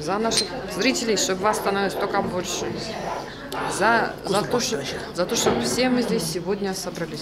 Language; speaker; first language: Russian; native; Russian